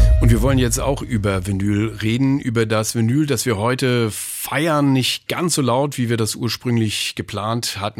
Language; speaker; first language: German; native; German